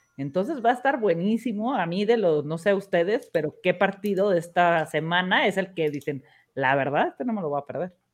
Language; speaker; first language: Spanish; early bilingual, heritage; Spanish